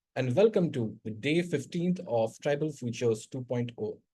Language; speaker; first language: English; non-native, local second language; Hindi